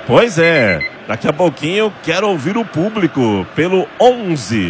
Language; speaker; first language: Portuguese; native; Portuguese